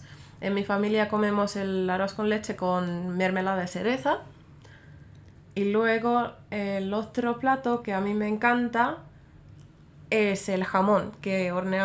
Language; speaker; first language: Spanish; non-native, fluent; Finnish